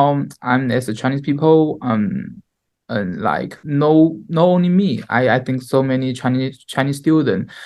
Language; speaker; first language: English; non-native, learner; Chinese